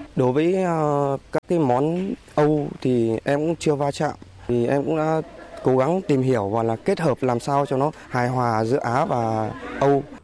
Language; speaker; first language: Vietnamese; non-native, local second language; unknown